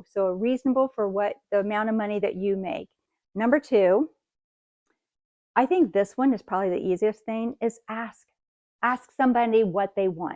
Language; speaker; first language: English; native; English